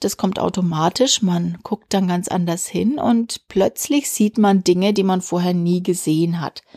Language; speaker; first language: German; native; German